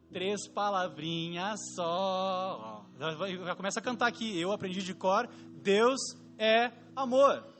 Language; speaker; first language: Portuguese; native; Portuguese